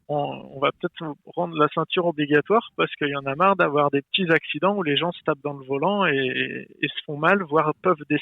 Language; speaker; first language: French; native; French